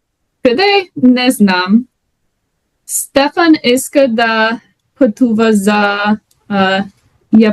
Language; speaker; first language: Bulgarian; non-native, learner; English